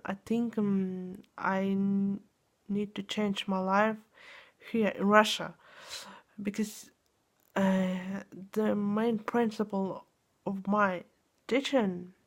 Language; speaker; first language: English; non-native, learner; Russian